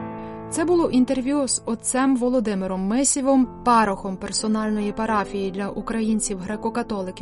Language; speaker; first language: Ukrainian; native; Ukrainian